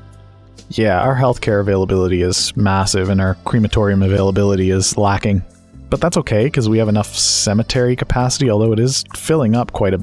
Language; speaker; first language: English; native; English